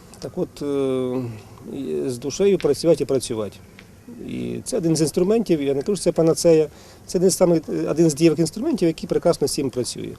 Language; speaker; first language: Ukrainian; non-native, local second language; Russian